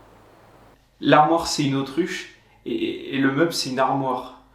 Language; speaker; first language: French; native; French